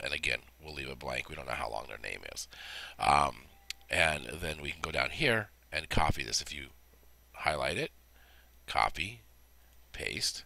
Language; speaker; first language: English; native; English